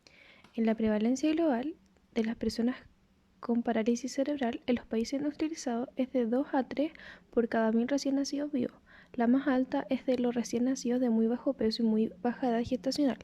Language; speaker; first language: Spanish; native; Spanish